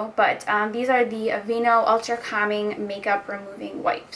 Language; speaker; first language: English; native; English